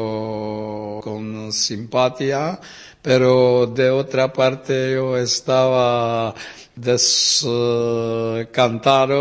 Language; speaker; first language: Spanish; non-native, learner; Czech